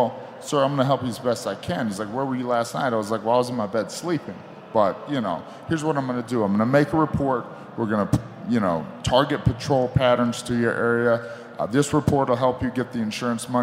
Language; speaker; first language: English; native; English